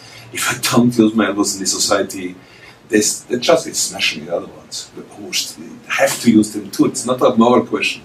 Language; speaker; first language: English; non-native, fluent; German